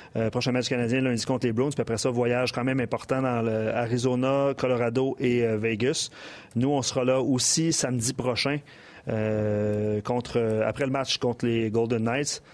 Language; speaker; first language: French; native; French